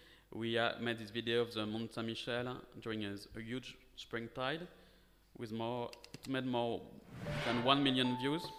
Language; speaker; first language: English; non-native, fluent; French